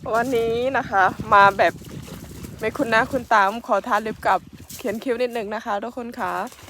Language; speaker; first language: Thai; native; Thai